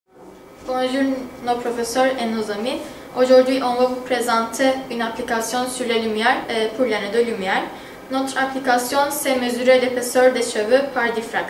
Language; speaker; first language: French; non-native, learner; Turkish